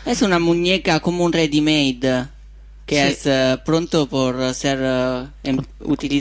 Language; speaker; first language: Spanish; non-native, fluent; Italian